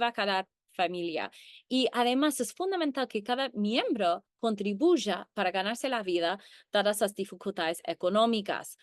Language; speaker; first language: Spanish; early bilingual, heritage; Spanish